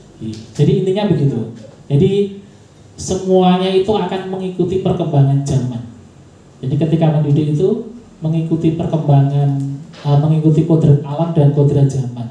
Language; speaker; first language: Indonesian; native; Indonesian